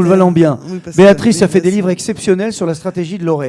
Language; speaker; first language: French; native; French